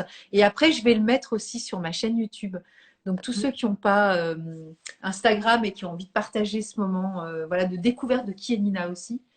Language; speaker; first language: French; native; French